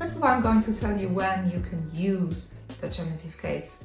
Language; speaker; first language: English; non-native, fluent; Polish